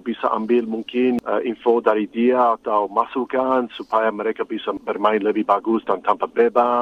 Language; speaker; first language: Indonesian; non-native, fluent; English